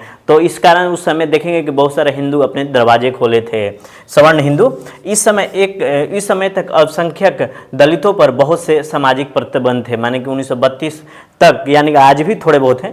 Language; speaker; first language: Hindi; native; Hindi